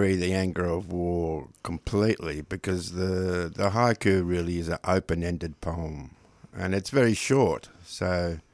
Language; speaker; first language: English; non-native, local second language; Ukrainian